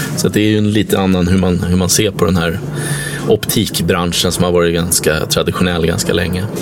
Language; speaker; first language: Swedish; native; Swedish